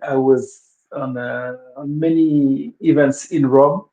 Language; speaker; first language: English; non-native, fluent; Wolof